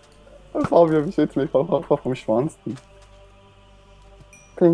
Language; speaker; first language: German; native; German